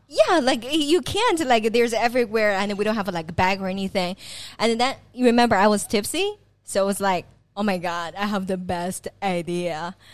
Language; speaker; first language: English; non-native, fluent; Chinese